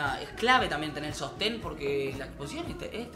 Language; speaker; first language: Spanish; native; Spanish